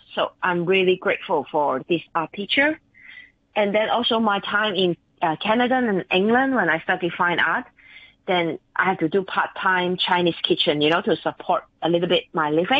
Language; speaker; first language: English; non-native, local second language; Cantonese